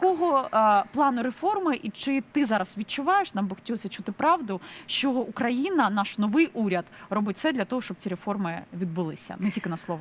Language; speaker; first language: Ukrainian; native; Ukrainian